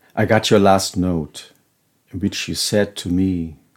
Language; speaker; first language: English; non-native, fluent; German